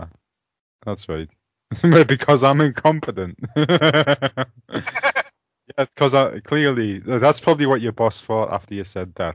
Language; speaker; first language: English; native; English